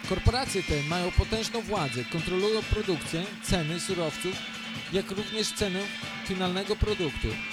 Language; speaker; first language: Polish; native; Polish